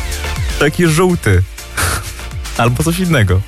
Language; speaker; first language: Polish; native; Polish